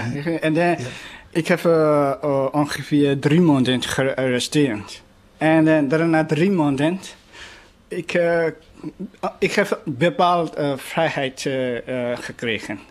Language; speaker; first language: Dutch; non-native, learner; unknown